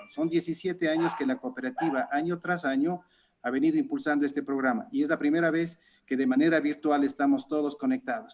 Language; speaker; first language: Spanish; native; Spanish